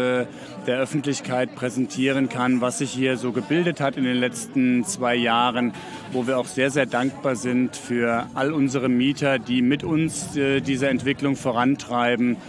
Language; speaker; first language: German; native; German